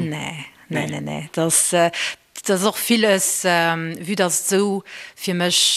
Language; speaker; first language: Luxembourgish; early bilingual, other home language; Portuguese